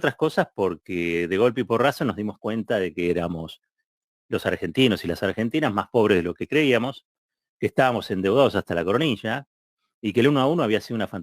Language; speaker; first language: Spanish; native; Spanish